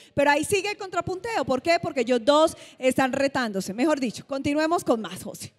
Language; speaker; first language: Spanish; native; Spanish